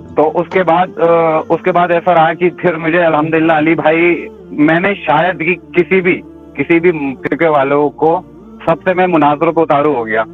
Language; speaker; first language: Urdu; native; Urdu